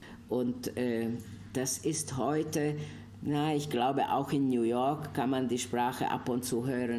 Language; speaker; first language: German; non-native, fluent; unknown